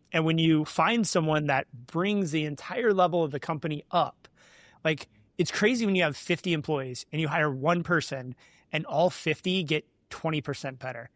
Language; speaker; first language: English; native; English